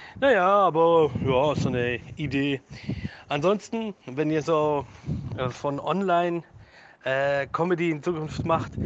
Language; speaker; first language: German; native; German